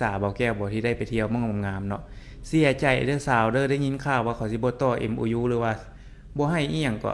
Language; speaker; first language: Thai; non-native, local second language; Lao